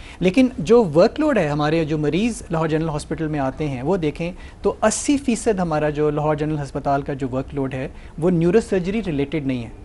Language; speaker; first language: Urdu; native; Urdu